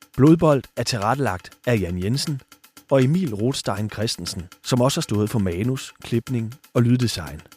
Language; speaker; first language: Danish; native; Danish